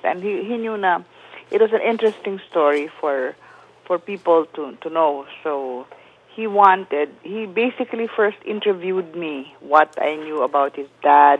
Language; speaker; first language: English; non-native, local second language; Filipino